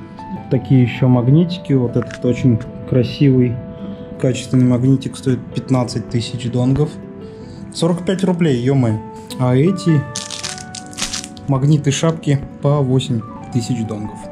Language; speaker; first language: Russian; native; Russian